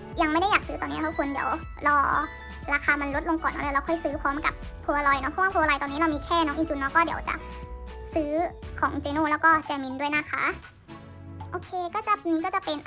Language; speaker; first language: Thai; native; Thai